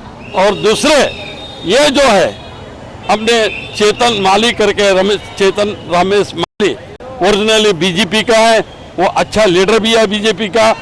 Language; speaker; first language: Hindi; non-native, local second language; Gujarati